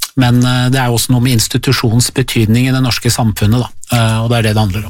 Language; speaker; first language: Norwegian; early bilingual, other home language; Persian